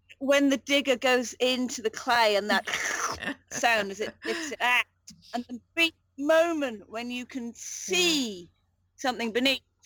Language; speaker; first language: English; native; English